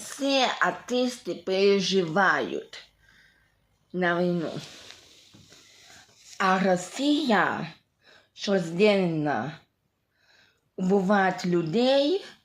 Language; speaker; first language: Russian; non-native, local second language; Ukrainian